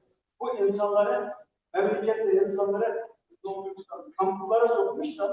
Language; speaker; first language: Turkish; non-native, fluent; Uyghur